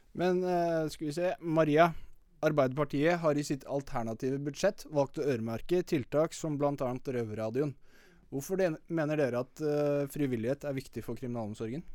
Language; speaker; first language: Norwegian; native; Norwegian